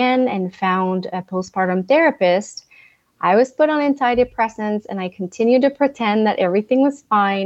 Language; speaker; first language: English; non-native, fluent; French